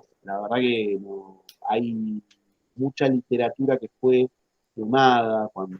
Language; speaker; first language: Spanish; native; Spanish